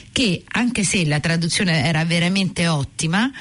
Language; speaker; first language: Italian; native; Italian